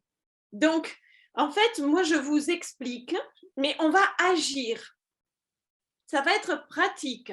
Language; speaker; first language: French; native; French